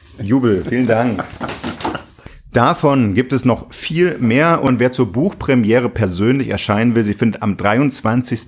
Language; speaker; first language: German; native; German